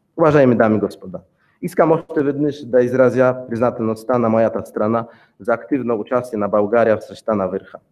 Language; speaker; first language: Bulgarian; non-native, fluent; Polish